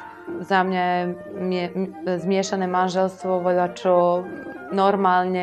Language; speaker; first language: Slovak; non-native, local second language; Serbian